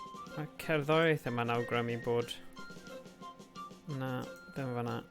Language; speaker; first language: Welsh; native; Welsh